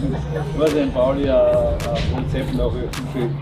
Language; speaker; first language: German; non-native, learner; Italian